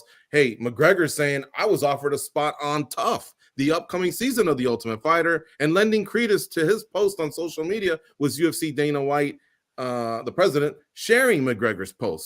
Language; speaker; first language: English; native; English